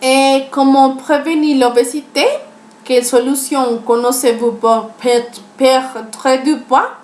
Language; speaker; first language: French; non-native, learner; Spanish